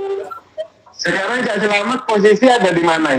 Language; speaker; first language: Indonesian; non-native, local second language; Madurese